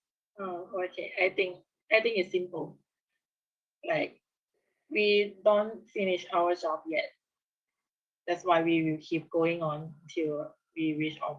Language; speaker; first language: English; non-native, learner; Thai